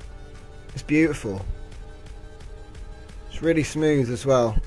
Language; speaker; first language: English; native; English